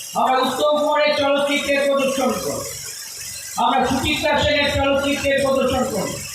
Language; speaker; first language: Bangla; native; Bangla